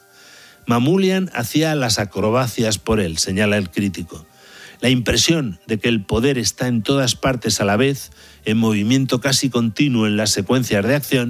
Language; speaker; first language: Spanish; native; Spanish